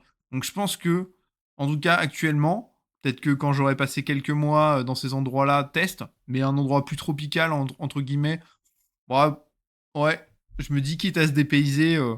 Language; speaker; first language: French; native; French